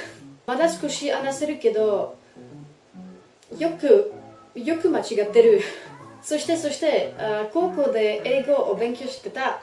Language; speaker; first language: Japanese; non-native, learner; French